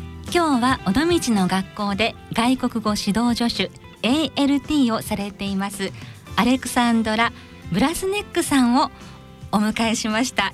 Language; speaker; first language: Japanese; native; Japanese